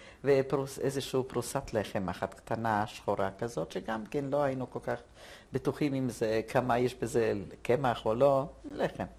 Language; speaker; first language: Hebrew; non-native, fluent; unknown